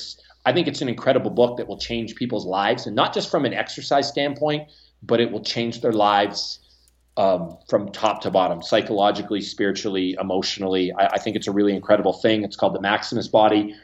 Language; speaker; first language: English; native; English